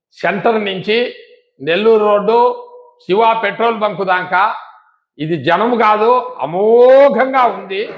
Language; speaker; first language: Telugu; native; Telugu